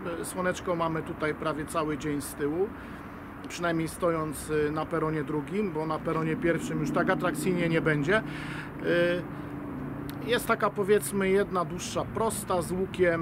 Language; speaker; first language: Polish; native; Polish